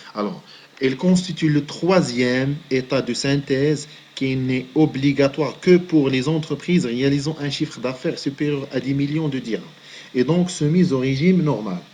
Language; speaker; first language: French; non-native, local second language; Arabic